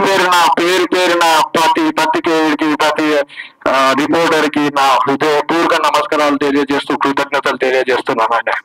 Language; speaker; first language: Telugu; native; Telugu